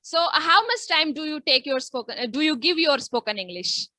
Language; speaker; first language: English; non-native, local second language; Hindi